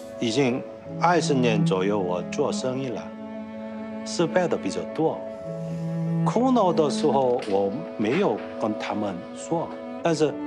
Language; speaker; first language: Chinese; non-native, learner; Korean